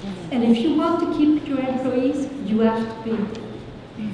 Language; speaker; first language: English; non-native, fluent; French